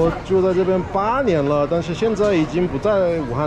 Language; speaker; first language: Chinese; non-native, fluent; English